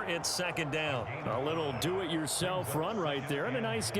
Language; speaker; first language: English; native; English